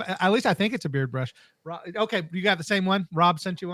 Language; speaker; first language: English; native; English